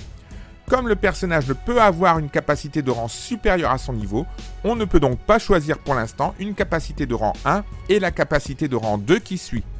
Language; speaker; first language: French; native; French